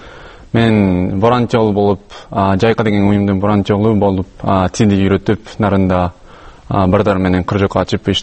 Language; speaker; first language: Kyrgyz; non-native, learner; Japanese